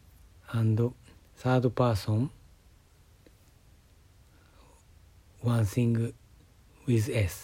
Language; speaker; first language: English; non-native, learner; Japanese